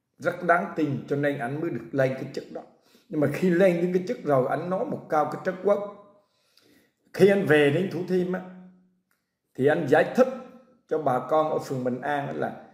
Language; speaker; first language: Vietnamese; native; Vietnamese